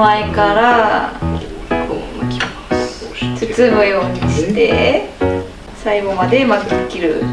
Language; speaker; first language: Japanese; native; Japanese